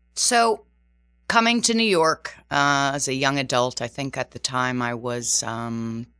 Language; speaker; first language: English; non-native, fluent; Portuguese